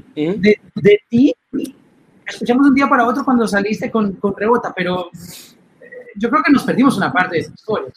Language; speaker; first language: Spanish; native; Spanish